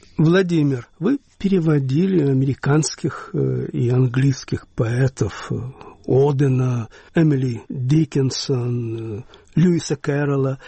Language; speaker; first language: Russian; native; Russian